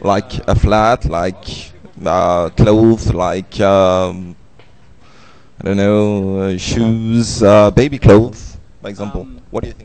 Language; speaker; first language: English; non-native, fluent; French